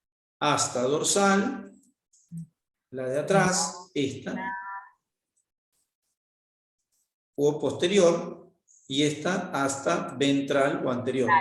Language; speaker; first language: Spanish; native; Spanish